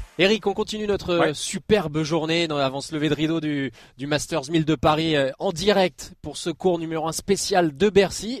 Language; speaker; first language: French; native; French